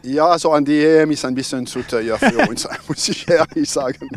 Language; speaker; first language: German; non-native, local second language; French